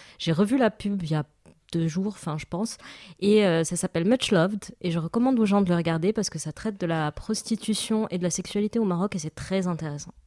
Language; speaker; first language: French; non-native, local second language; Arabic